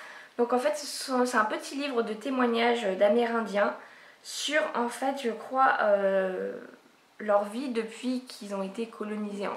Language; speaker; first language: French; native; French